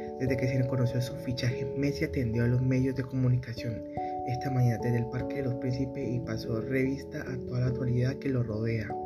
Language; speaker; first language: Spanish; native; Spanish